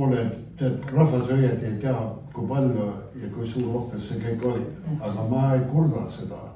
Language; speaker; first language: Estonian; early bilingual, heritage; Estonian